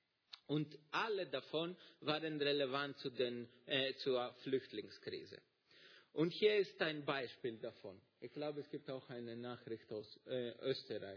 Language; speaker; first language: German; non-native, fluent; Greek